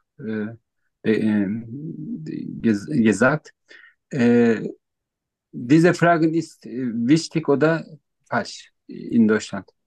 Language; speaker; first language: German; non-native, learner; Turkish